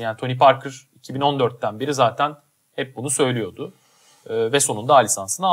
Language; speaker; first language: Turkish; native; Turkish